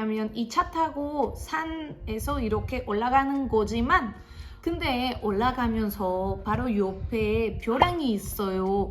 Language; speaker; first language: Korean; non-native, fluent; Spanish